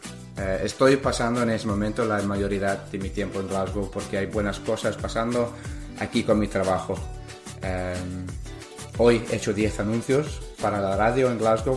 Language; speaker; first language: Spanish; non-native, learner; English